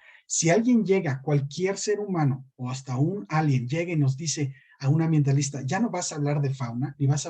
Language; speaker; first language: Spanish; native; Spanish